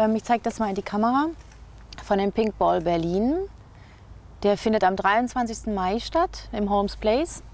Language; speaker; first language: German; native; German